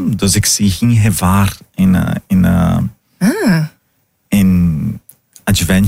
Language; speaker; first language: Dutch; non-native, fluent; Portuguese